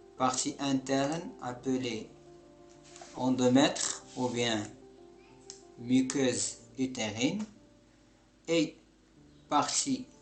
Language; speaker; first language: French; non-native, local second language; Arabic